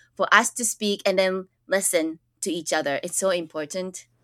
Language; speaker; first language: English; early bilingual, other home language; Japanese